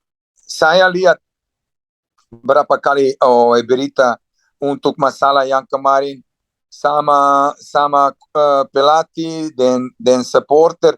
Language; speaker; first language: Indonesian; non-native, fluent; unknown